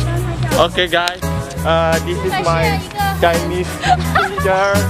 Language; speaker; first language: English; non-native, learner; Indonesian